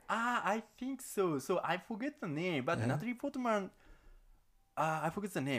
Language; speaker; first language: English; non-native, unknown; Japanese